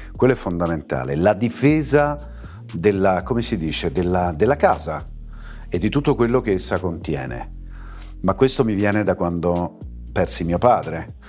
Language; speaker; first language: Italian; native; Italian